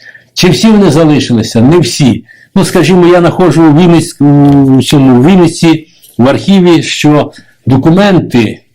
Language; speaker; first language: Ukrainian; native; Ukrainian